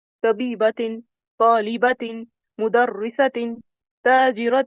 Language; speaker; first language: Arabic; non-native, learner; Urdu